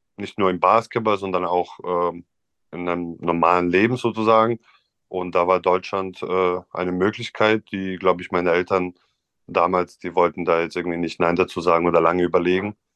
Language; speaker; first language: German; non-native, fluent; Serbian